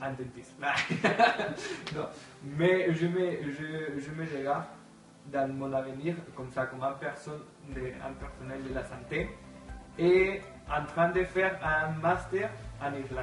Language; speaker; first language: French; non-native, learner; Spanish